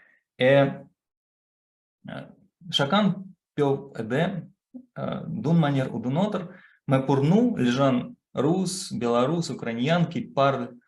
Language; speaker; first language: French; non-native, fluent; Russian